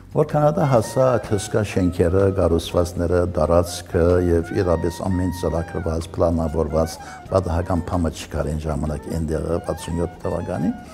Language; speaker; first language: Armenian; early bilingual, heritage; Armenian